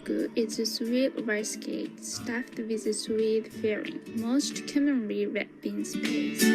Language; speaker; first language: English; non-native, learner; Japanese